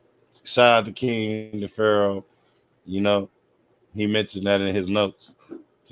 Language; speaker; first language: English; native; English